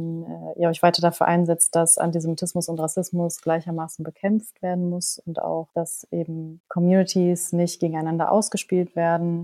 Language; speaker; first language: German; native; German